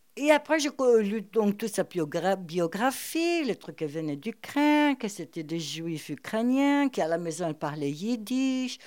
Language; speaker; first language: French; non-native, fluent; Portuguese